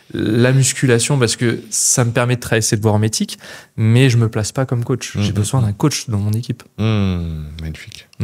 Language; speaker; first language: French; native; French